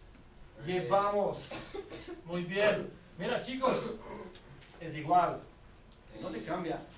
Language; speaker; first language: Spanish; non-native, fluent; English